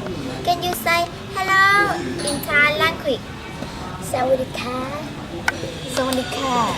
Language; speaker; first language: English; non-native, learner; Vietnamese